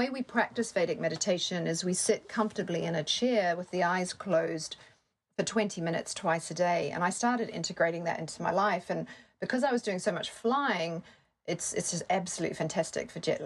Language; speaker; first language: English; native; English